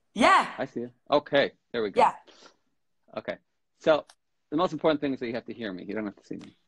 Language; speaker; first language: English; native; English